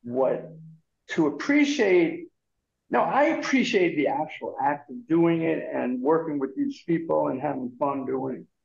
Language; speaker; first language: English; native; English